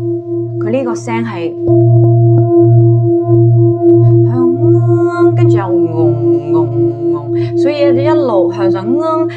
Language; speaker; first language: Cantonese; native; Cantonese